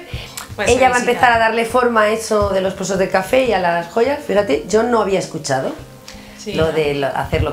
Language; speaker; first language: Spanish; native; Spanish